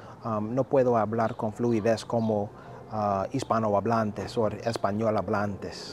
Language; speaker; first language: Spanish; non-native, learner; English